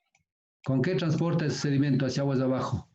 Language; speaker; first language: Spanish; native; Spanish